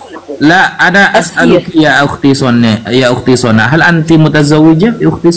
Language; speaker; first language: Arabic; non-native, learner; Indonesian